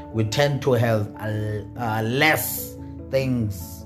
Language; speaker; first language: English; non-native, local second language; Xhosa